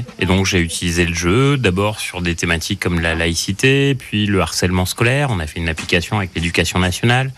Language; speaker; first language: French; native; French